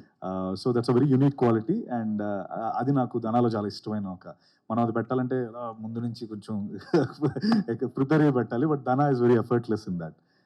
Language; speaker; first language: Telugu; native; Telugu